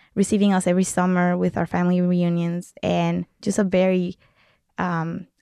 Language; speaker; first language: English; non-native, fluent; Spanish